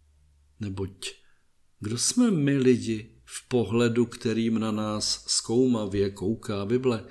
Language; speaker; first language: Czech; native; Czech